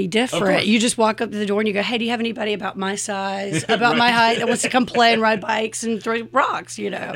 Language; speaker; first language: English; native; English